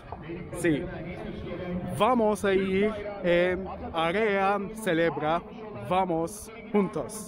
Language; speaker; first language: Spanish; non-native, learner; Turkish